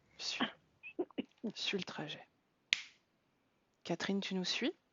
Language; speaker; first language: French; native; French